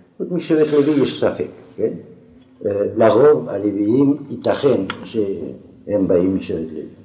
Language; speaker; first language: Hebrew; non-native, fluent; French